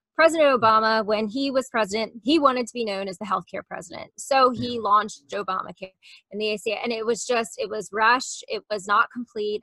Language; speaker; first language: English; native; English